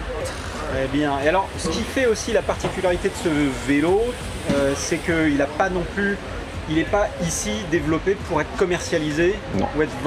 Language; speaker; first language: French; native; French